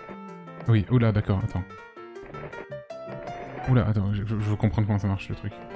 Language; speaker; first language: French; native; French